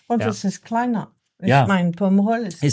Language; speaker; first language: German; non-native, learner; French